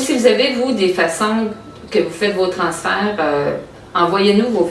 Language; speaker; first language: French; native; French